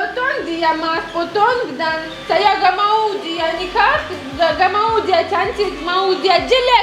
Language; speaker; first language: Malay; non-native, learner; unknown